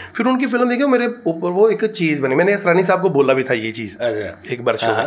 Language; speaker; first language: Hindi; native; Hindi